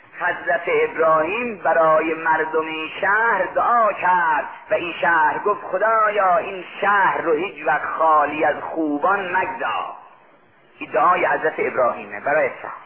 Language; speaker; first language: Persian; native; Persian